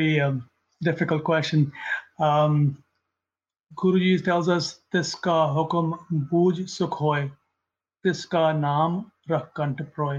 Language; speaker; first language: English; non-native, local second language; Punjabi